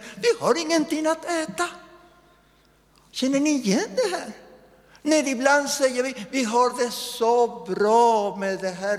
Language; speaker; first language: Swedish; non-native, fluent; Spanish